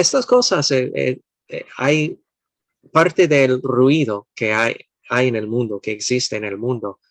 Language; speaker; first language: Spanish; non-native, fluent; English